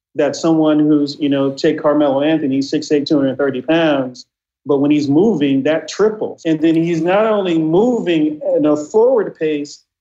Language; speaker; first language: English; native; English